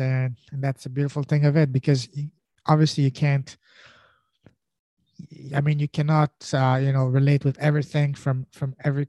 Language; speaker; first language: English; non-native, fluent; French